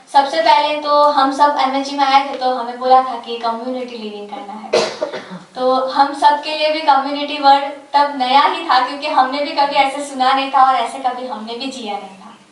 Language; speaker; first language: Hindi; native; Hindi